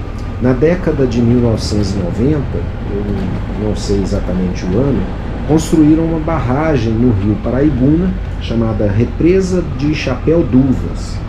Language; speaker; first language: Portuguese; native; Portuguese